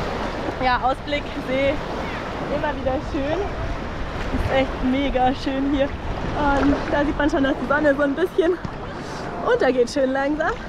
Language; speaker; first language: German; native; German